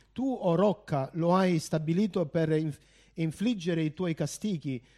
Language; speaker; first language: Italian; early bilingual, heritage; Italian